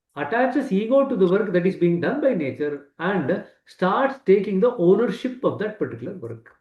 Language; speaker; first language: English; non-native, local second language; Kannada